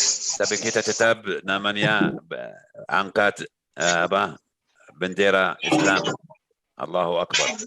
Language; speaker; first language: Indonesian; non-native, learner; Arabic